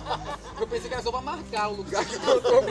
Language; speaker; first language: Portuguese; native; Portuguese